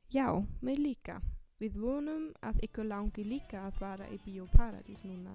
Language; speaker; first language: Icelandic; non-native, learner; German